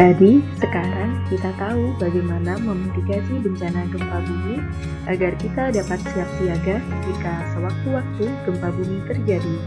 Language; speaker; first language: Indonesian; native; Indonesian